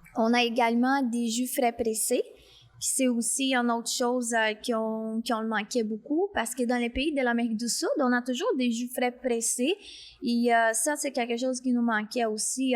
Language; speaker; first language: French; non-native, fluent; Portuguese